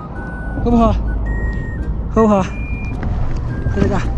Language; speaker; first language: Chinese; native; Chinese